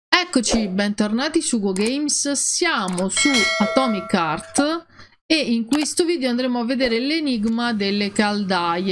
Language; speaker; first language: Italian; native; Italian